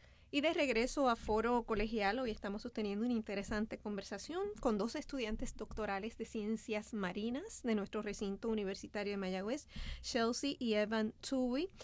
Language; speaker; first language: Spanish; native; Spanish